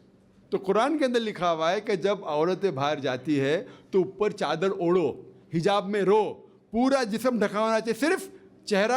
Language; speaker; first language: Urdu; non-native, local second language; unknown